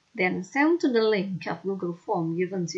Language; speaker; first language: English; non-native, fluent; Indonesian